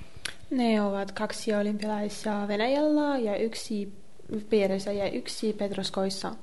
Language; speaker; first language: Finnish; non-native, learner; Russian